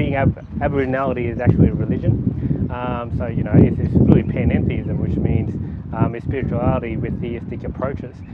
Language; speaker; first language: English; native; English